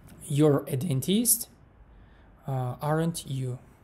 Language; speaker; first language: English; non-native, fluent; Kazakh